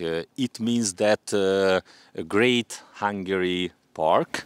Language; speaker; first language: English; non-native, learner; Hungarian